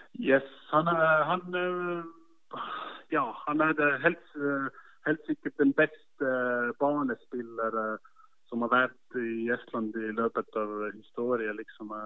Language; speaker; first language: Norwegian; non-native, fluent; Estonian